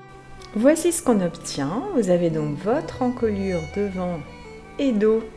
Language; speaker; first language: French; native; French